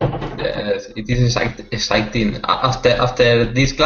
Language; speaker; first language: English; non-native, learner; Spanish